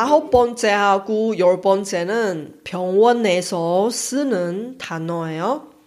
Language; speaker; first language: Korean; non-native, fluent; Chinese